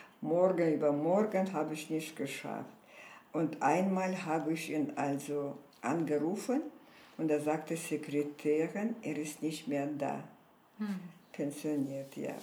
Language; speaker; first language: German; non-native, fluent; Armenian